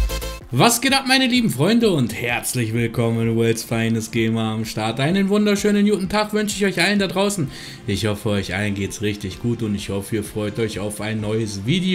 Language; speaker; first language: German; native; German